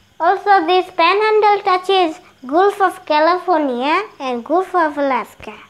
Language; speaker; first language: English; non-native, local second language; Bangla